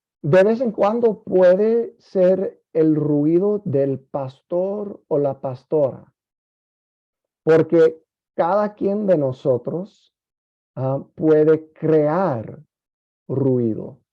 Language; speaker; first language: Spanish; non-native, fluent; English